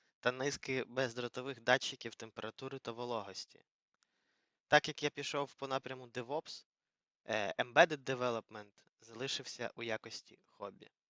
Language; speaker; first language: Ukrainian; native; Ukrainian